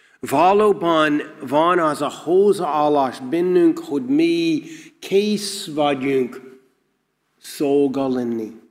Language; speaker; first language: Hungarian; non-native, learner; English